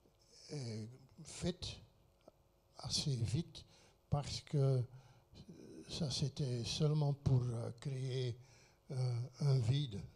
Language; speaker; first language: French; non-native, fluent; Dutch